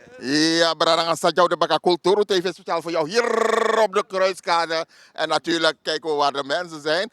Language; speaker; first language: Dutch; native; Dutch